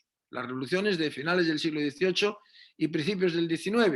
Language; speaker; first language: Spanish; native; Spanish